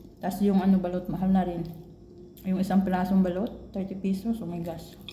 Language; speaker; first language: Filipino; non-native, local second language; Cebuano